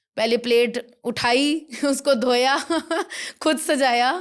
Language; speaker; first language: Hindi; non-native, local second language; Punjabi